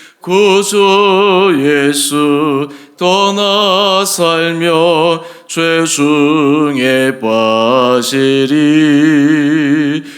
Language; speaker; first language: Korean; native; Korean